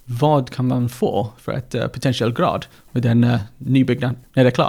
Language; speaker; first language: Swedish; non-native, fluent; English